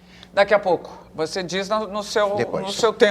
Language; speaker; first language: Portuguese; native; Portuguese